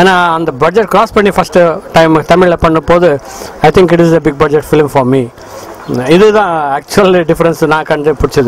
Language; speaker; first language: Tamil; non-native, local second language; Kannada